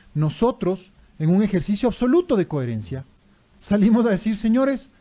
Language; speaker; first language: Spanish; native; Spanish